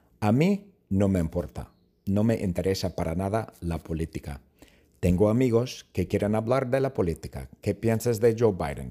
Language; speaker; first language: Spanish; non-native, fluent; English